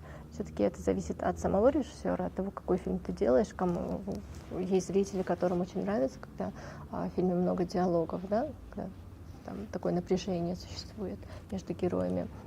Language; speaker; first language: Russian; non-native, local second language; Tajik